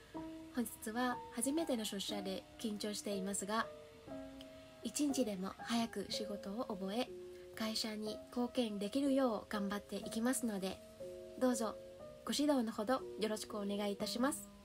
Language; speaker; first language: Japanese; non-native, fluent; Vietnamese